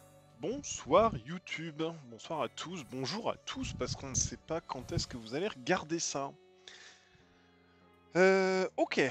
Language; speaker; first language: French; native; French